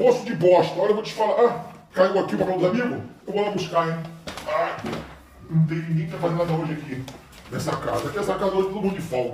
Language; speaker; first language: Portuguese; native; Portuguese